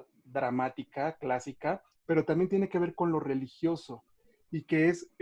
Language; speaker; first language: Spanish; native; Spanish